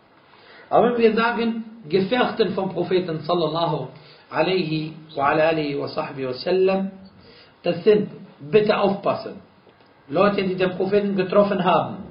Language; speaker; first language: German; non-native, fluent; Arabic